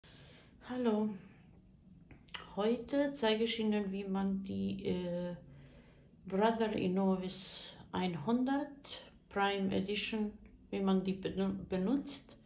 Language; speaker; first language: German; non-native, fluent; Croatian